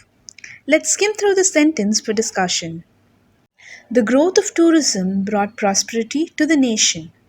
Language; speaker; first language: English; non-native, local second language; Tamil